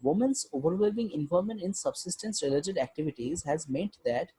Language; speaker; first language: English; non-native, local second language; Bangla